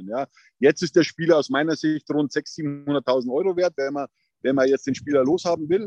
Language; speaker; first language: German; native; German